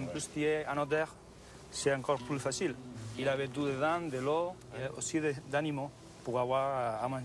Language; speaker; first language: French; non-native, fluent; Spanish